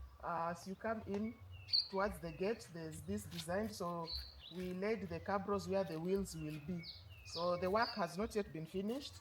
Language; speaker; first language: English; non-native, local second language; Swahili